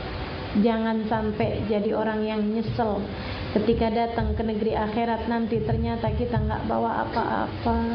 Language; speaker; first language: Indonesian; native; Indonesian